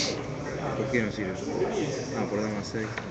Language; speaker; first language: Spanish; native; Spanish